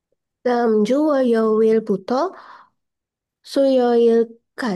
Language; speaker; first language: Korean; non-native, learner; Indonesian